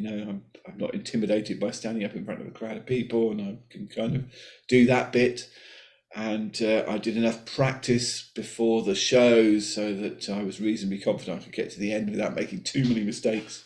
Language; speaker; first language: English; native; English